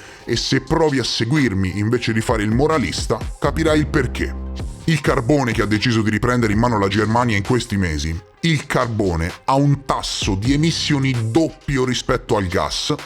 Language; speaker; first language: Italian; native; Italian